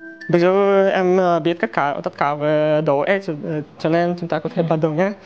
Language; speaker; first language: Vietnamese; non-native, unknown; Russian